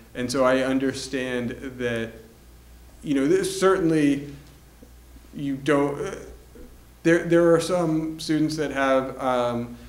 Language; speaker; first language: English; native; English